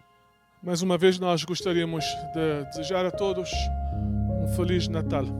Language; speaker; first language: Portuguese; native; Portuguese